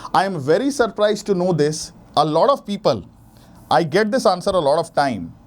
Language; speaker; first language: Hindi; native; Hindi